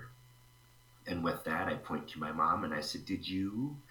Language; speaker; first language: English; native; English